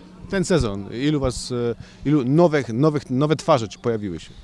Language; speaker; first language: Polish; native; Polish